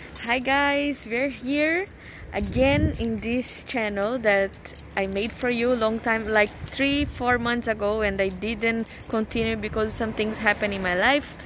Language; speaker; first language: English; non-native, fluent; Portuguese